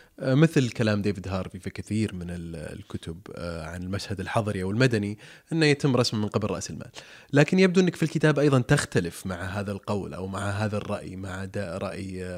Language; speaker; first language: Arabic; native; Arabic